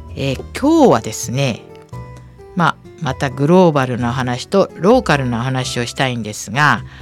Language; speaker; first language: Japanese; native; Japanese